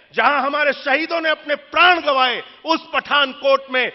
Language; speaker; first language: Hindi; native; Hindi